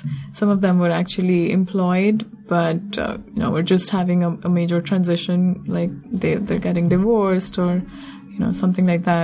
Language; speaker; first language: English; non-native, local second language; Hindi